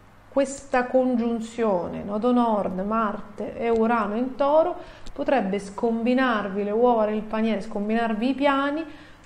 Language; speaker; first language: Italian; native; Italian